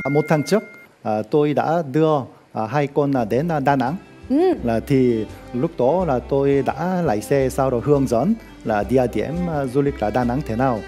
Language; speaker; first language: Vietnamese; non-native, learner; Korean